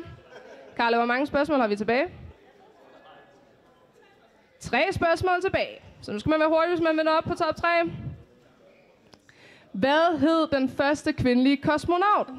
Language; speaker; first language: Danish; native; Danish